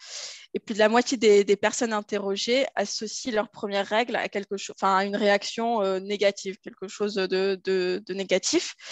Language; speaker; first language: French; native; French